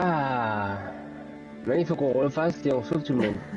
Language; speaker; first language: French; native; French